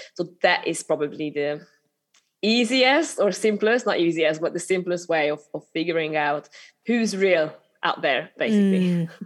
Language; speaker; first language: English; non-native, fluent; Hungarian